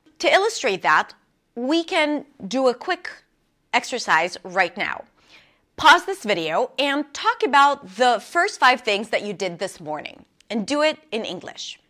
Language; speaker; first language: English; non-native, fluent; Hebrew